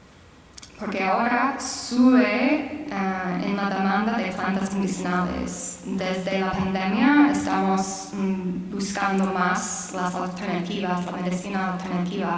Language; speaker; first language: Spanish; non-native, fluent; English